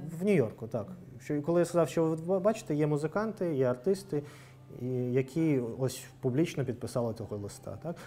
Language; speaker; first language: Ukrainian; non-native, local second language; Russian